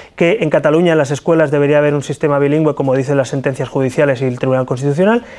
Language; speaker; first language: Spanish; native; Spanish